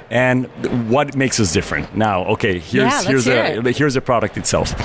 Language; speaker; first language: English; non-native, fluent; Spanish